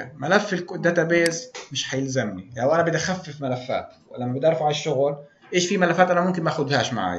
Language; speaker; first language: Arabic; native; Arabic